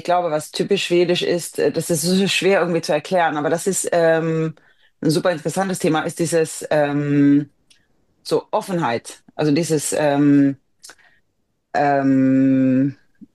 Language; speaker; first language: German; non-native, fluent; Swedish